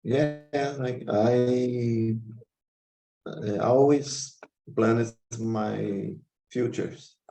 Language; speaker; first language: English; non-native, learner; Portuguese